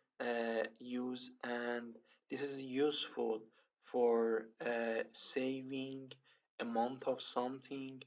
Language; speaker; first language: English; non-native, learner; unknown